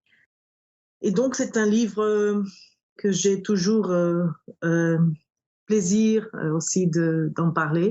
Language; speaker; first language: French; non-native, fluent; Portuguese